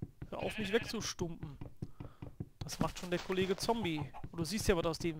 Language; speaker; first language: German; native; German